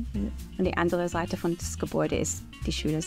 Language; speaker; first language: German; non-native, fluent; English